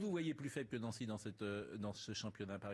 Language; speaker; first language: French; native; French